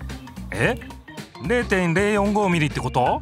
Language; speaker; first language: Japanese; native; Japanese